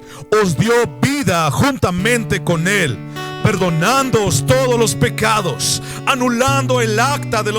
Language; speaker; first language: Spanish; native; Spanish